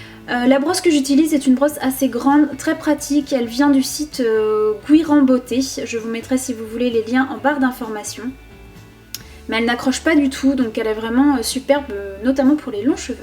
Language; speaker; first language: French; native; French